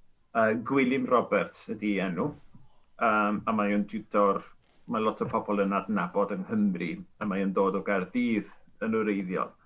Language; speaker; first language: Welsh; non-native, fluent; Spanish